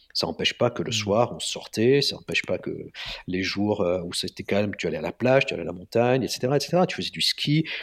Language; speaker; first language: French; non-native, local second language; Arabic